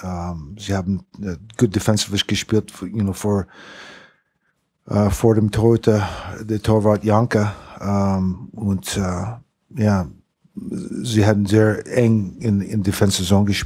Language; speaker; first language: German; non-native, learner; English